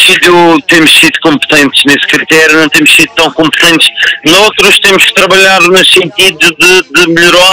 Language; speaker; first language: Portuguese; native; Portuguese